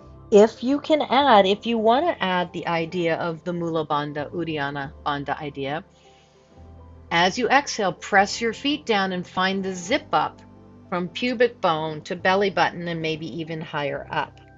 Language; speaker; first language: English; native; English